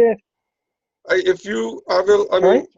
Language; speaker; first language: English; non-native, fluent; Arabic